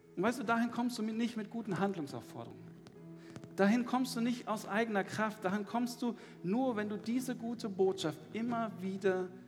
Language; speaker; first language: German; native; German